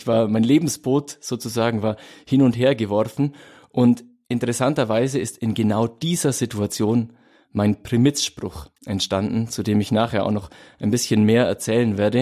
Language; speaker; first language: German; native; German